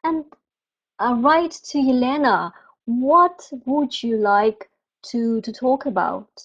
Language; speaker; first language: English; non-native, fluent; Russian